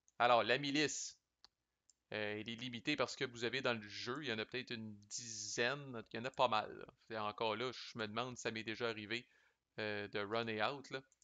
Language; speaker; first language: French; native; French